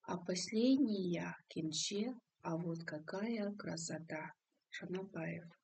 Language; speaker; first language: Russian; non-native, local second language; Kazakh